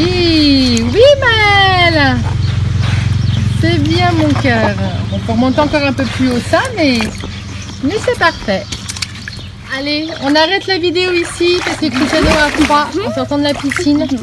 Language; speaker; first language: French; native; French